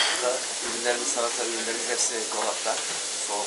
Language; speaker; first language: Turkish; native; Turkish